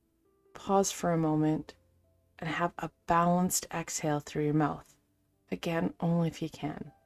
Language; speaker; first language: English; native; English